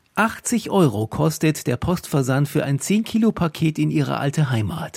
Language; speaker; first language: German; native; German